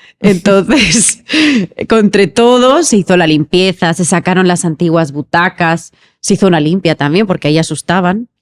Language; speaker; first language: Spanish; native; Spanish